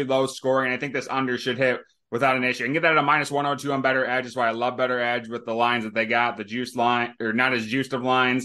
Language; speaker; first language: English; native; English